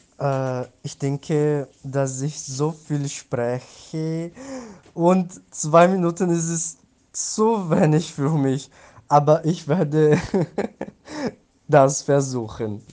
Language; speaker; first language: German; non-native, learner; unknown